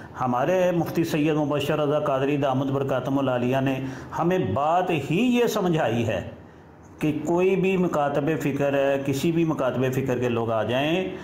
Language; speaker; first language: Urdu; non-native, local second language; Punjabi